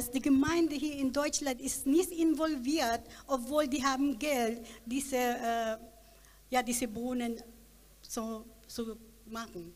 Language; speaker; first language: German; non-native, learner; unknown